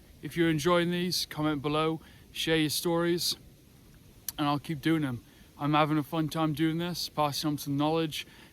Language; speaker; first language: English; native; English